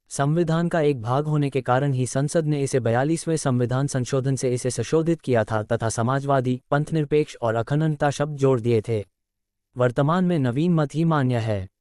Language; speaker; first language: Hindi; native; Hindi